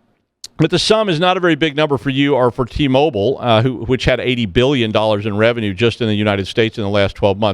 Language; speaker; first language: English; native; English